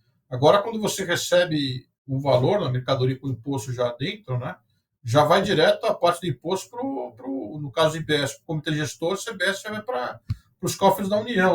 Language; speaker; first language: Portuguese; native; Portuguese